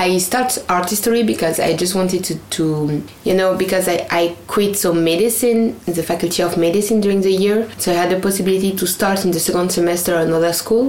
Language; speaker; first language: English; non-native, fluent; French